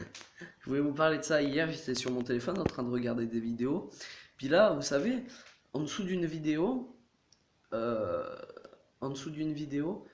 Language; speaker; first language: French; native; French